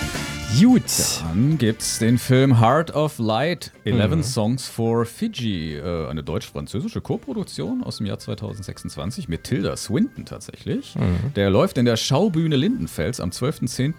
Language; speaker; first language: German; native; German